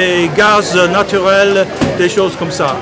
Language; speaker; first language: French; non-native, fluent; English